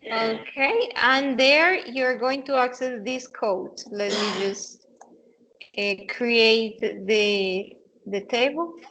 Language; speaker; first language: English; non-native, fluent; Spanish